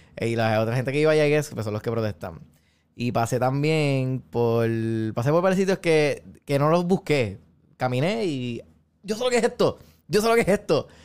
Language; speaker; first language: Spanish; native; Spanish